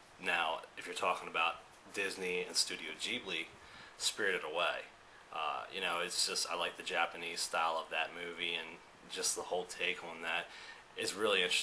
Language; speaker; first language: English; early bilingual, other home language; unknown